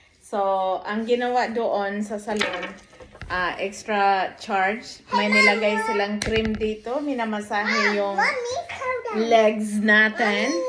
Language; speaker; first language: Filipino; non-native, local second language; Cebuano